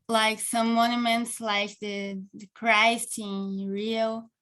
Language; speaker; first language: English; non-native, local second language; Portuguese